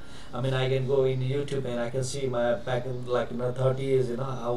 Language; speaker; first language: English; non-native, fluent; Nepali